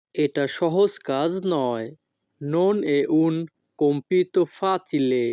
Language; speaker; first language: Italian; non-native, fluent; Bangla